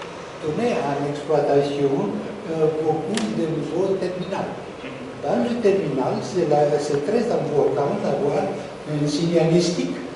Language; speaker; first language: French; non-native, fluent; Romanian